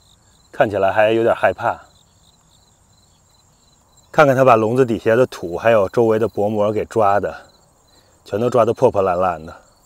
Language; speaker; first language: Chinese; native; Chinese